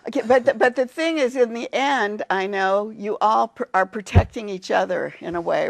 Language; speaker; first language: English; native; English